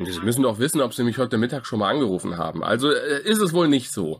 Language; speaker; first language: German; native; German